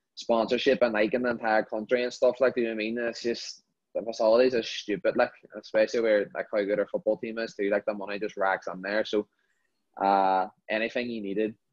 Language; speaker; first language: English; native; English